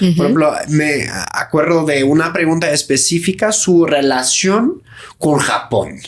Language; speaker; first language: Spanish; native; Spanish